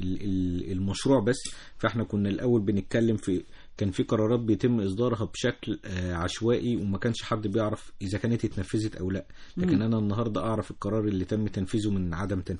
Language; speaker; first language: Arabic; native; Arabic